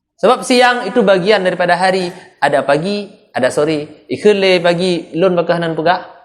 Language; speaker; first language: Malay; non-native, local second language; Achinese